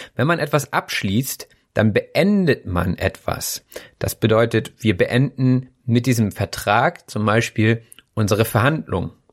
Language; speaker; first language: German; native; German